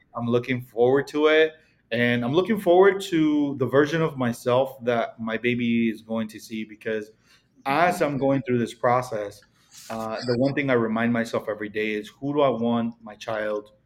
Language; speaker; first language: English; early bilingual, other home language; Spanish